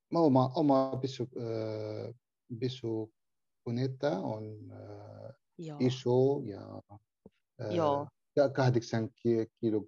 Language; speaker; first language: Finnish; non-native, learner; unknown